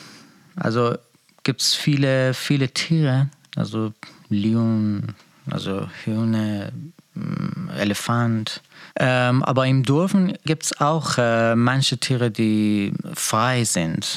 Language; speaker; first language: German; non-native, learner; Persian